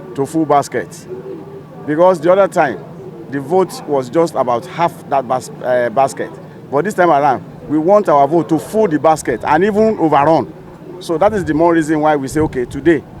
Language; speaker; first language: Nigerian Pidgin; non-native, local second language; Yoruba